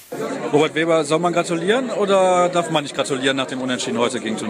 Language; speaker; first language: German; native; German